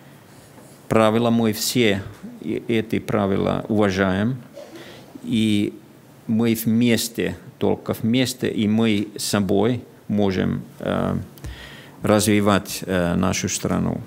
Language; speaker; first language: Russian; non-native, fluent; Finnish